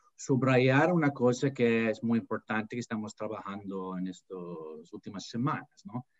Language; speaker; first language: Spanish; non-native, fluent; English